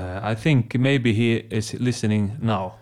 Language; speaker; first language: English; non-native, fluent; Swedish